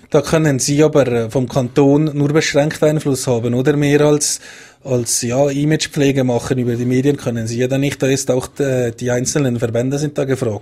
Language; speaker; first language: German; native; German